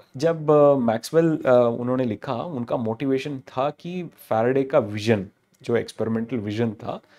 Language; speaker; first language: Hindi; non-native, local second language; Telugu